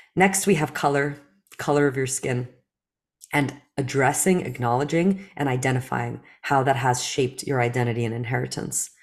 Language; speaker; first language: English; early bilingual, other home language; Russian